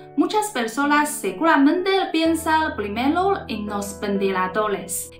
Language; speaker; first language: Spanish; non-native, fluent; Chinese